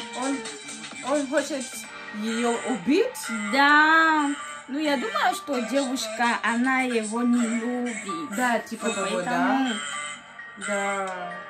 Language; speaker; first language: Russian; non-native, learner; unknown